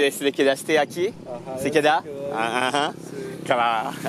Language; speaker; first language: Spanish; non-native, learner; French